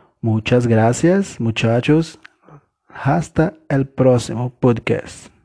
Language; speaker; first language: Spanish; non-native, learner; Portuguese